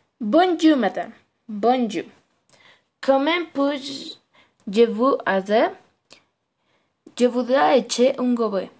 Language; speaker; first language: French; non-native, learner; Spanish